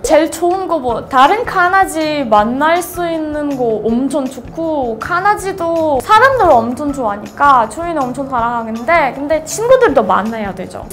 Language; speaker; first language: Korean; non-native, fluent; Russian